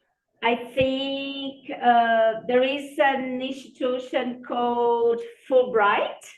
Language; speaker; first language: English; non-native, fluent; Portuguese